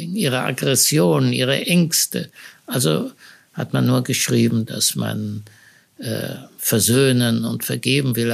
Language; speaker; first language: German; early bilingual, other home language; Hebrew